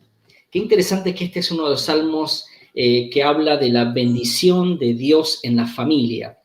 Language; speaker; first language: Spanish; native; Spanish